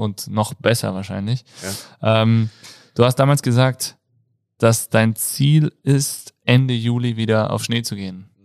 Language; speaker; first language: German; native; German